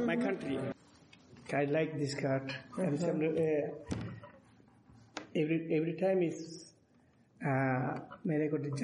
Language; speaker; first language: English; non-native, learner; Bangla